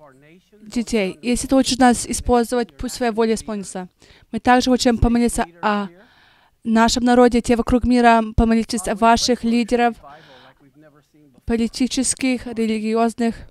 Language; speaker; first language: Russian; non-native, fluent; English